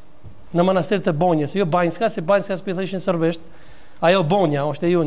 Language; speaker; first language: Albanian; native; Albanian